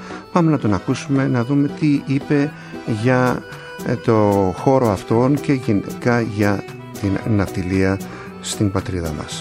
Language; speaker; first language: Greek; native; Greek